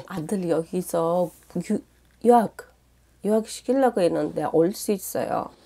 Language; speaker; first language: Korean; non-native, learner; Uzbek